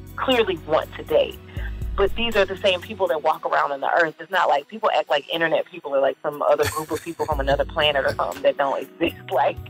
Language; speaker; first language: English; native; English